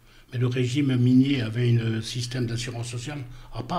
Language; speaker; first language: French; native; French